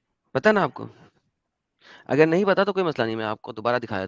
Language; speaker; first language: Hindi; native; Hindi